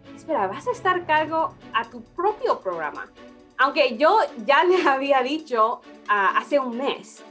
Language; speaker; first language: Spanish; early bilingual, heritage; Spanish